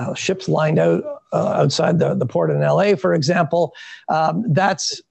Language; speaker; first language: English; native; English